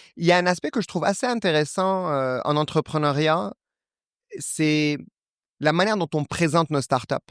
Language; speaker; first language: French; non-native, local second language; Arabic